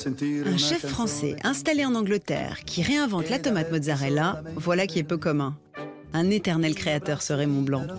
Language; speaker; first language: French; native; French